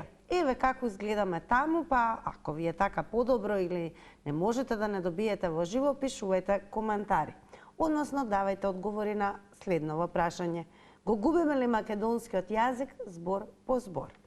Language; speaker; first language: Macedonian; native; Macedonian